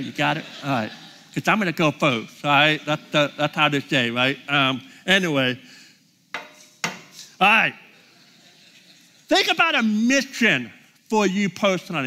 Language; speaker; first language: English; native; English